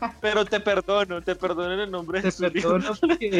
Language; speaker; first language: Spanish; native; Spanish